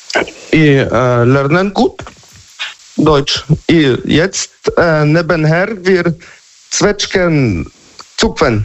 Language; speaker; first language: German; non-native, learner; Polish